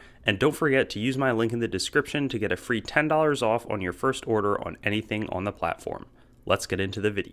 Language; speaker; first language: English; native; English